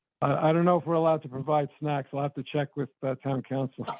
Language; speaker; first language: English; native; English